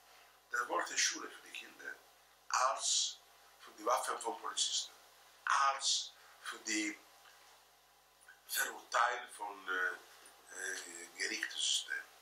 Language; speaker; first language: German; non-native, fluent; Italian